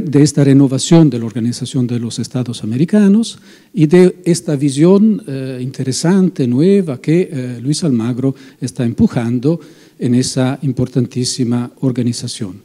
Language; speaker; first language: Spanish; non-native, fluent; Italian